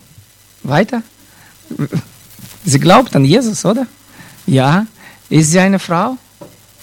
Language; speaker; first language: German; non-native, fluent; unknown